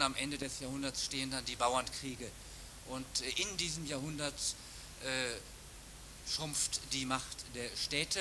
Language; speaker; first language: German; native; German